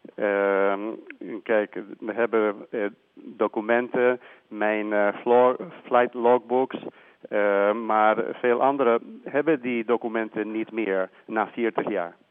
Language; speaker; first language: Dutch; non-native, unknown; Spanish